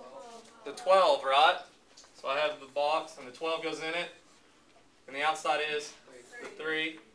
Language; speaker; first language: English; native; English